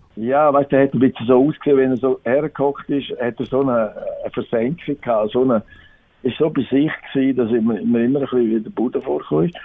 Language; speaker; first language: German; native; German